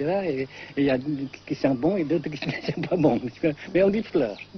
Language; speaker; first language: French; non-native, local second language; Vietnamese